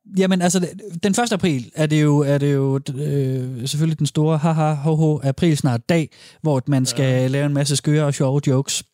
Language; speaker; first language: Danish; native; Danish